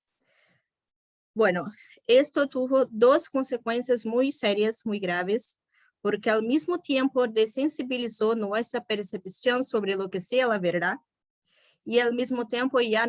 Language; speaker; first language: Spanish; non-native, fluent; Portuguese